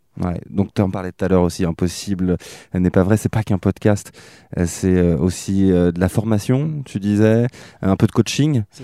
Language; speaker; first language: French; native; French